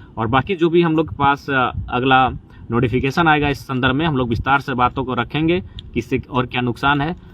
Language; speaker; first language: Hindi; non-native, local second language; Magahi